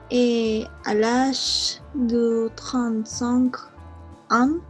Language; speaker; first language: French; non-native, learner; Spanish